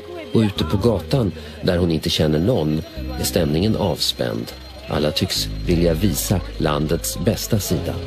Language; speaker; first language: Swedish; native; Swedish